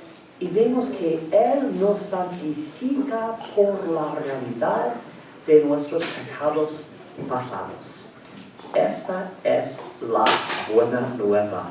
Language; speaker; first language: Spanish; non-native, fluent; English